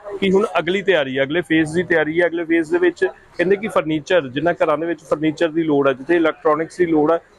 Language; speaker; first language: Punjabi; native; Punjabi